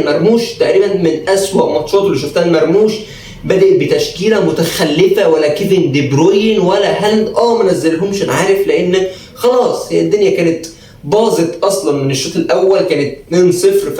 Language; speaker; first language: Arabic; native; Arabic